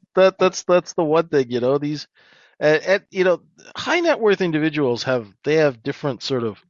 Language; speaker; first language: English; native; English